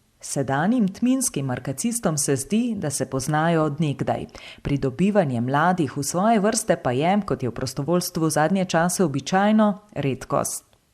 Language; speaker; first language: Slovenian; native; Slovenian